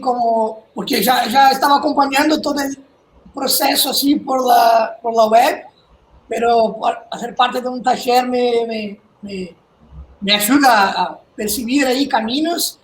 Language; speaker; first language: Spanish; non-native, fluent; Portuguese